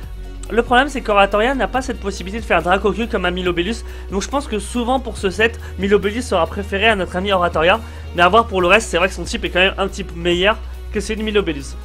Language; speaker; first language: French; native; French